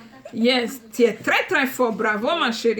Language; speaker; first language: French; non-native, learner; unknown